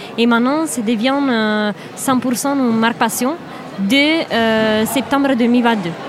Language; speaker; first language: French; non-native, fluent; Italian